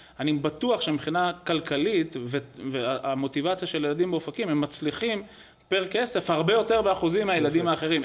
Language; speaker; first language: Hebrew; native; Hebrew